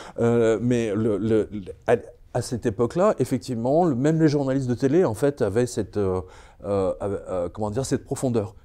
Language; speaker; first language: French; early bilingual, other home language; Serbian